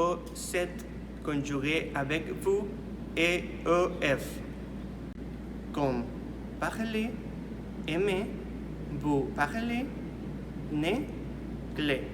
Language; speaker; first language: French; non-native, learner; Spanish